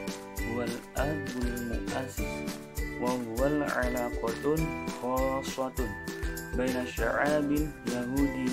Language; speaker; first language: Arabic; non-native, learner; Indonesian